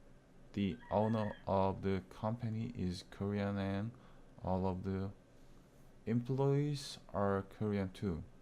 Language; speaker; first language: English; non-native, learner; Korean